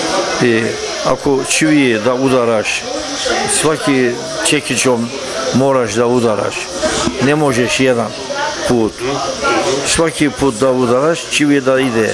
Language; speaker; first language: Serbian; early bilingual, heritage; Turkish